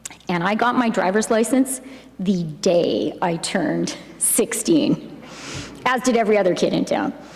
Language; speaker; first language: English; native; English